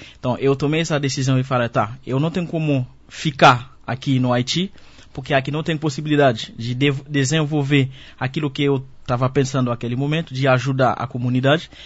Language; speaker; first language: Portuguese; non-native, fluent; Haitian Creole